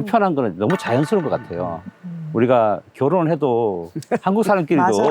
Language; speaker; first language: Korean; native; Korean